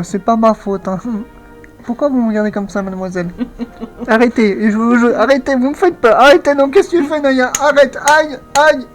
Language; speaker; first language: French; native; French